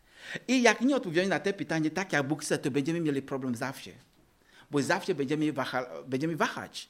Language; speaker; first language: Polish; non-native, learner; Ukrainian